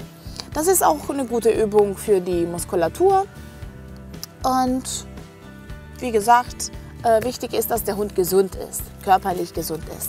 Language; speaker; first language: German; non-native, fluent; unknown